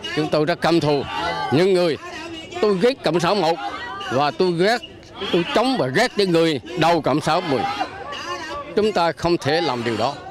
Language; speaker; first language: Vietnamese; native; Vietnamese